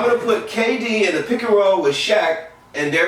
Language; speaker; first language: English; native; English